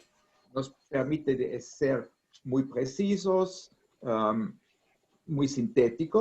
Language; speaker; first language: Spanish; non-native, fluent; Italian